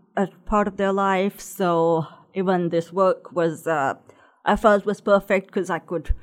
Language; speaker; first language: English; non-native, local second language; Sinhala